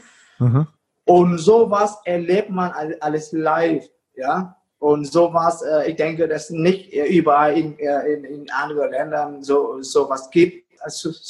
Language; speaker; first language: German; non-native, fluent; Vietnamese